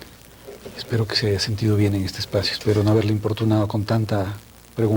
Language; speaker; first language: Spanish; native; Spanish